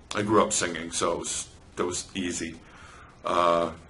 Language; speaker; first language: English; native; English